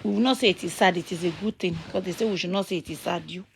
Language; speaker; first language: English; non-native, local second language; Yoruba